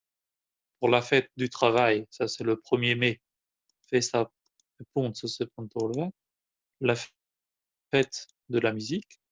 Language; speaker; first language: French; non-native, fluent; Albanian